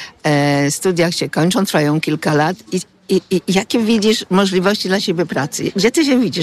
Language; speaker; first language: Polish; native; Polish